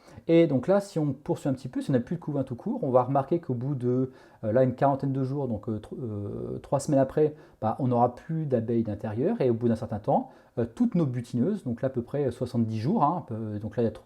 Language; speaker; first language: French; native; French